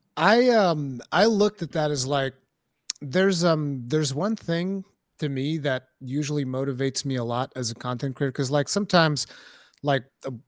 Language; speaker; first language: English; non-native, fluent; Portuguese